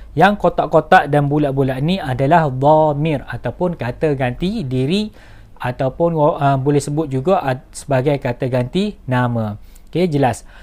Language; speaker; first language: Malay; native; Malay